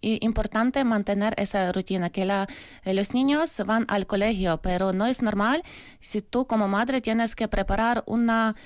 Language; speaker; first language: Spanish; non-native, learner; Ukrainian